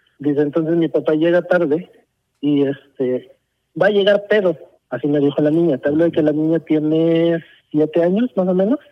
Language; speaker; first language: Spanish; early bilingual, heritage; Spanish